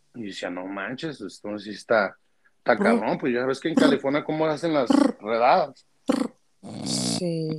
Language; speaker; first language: Spanish; early bilingual, heritage; Spanish